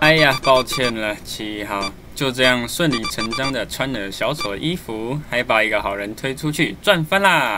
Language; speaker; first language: Chinese; native; Chinese